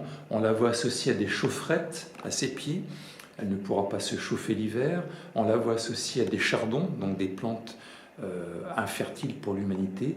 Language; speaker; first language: French; native; French